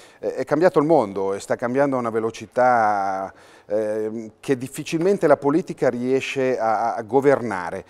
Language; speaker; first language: Italian; native; Italian